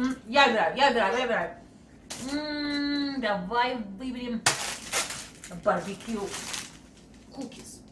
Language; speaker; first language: Russian; native; Russian